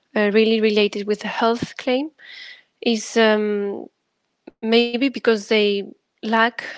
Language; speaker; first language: English; non-native, fluent; Greek